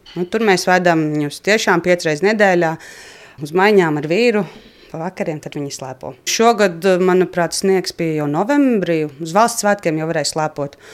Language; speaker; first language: Latvian; native; Latvian